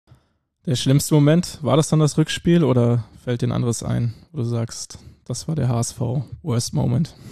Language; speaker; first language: German; native; German